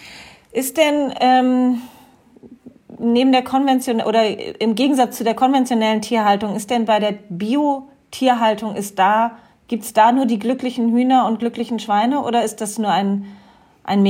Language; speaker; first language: German; native; German